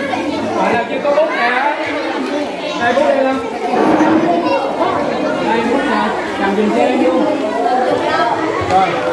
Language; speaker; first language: Vietnamese; native; Vietnamese